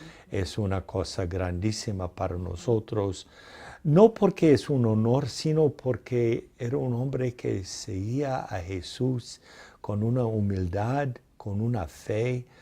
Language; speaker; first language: Spanish; non-native, fluent; English